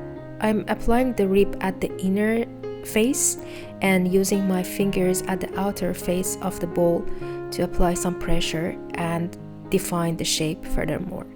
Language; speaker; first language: English; non-native, fluent; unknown